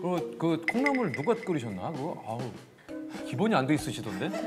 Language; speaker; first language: Korean; native; Korean